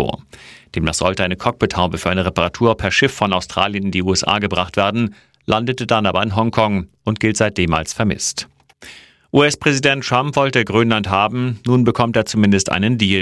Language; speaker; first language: German; native; German